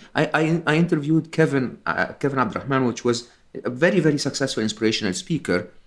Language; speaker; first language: English; non-native, fluent; Arabic